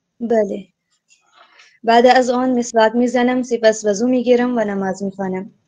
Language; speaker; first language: Persian; non-native, learner; Urdu